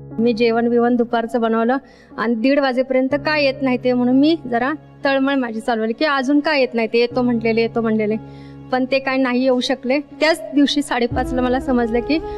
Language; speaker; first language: Marathi; native; Marathi